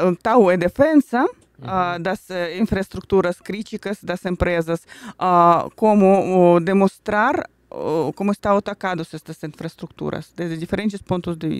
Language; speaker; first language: Portuguese; non-native, fluent; Russian